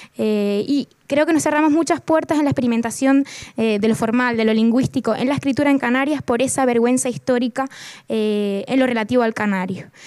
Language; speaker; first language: Spanish; native; Spanish